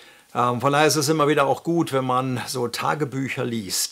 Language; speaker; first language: German; native; German